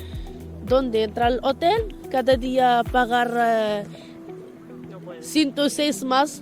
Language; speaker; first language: Spanish; non-native, learner; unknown